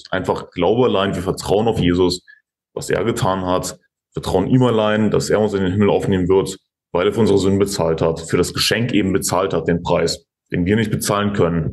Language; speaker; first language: German; native; German